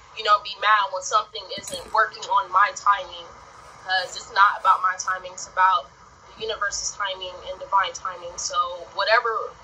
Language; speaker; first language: English; native; English